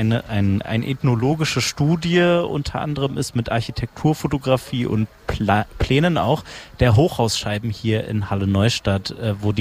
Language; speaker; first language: German; native; German